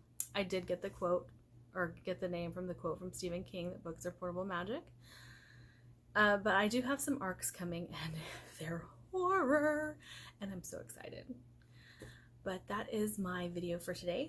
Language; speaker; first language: English; native; English